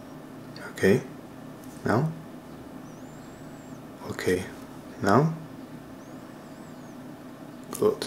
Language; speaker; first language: English; non-native, learner; Spanish